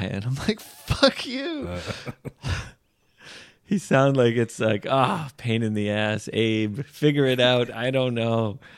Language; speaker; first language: English; native; English